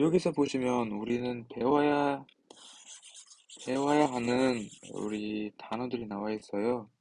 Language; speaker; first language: Korean; non-native, fluent; Uzbek